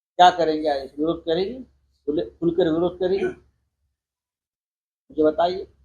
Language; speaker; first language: Hindi; non-native, local second language; Marathi